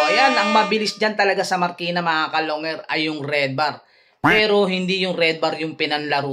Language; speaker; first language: Filipino; native; Filipino